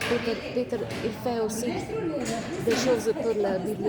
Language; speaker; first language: French; non-native, fluent; Slovenian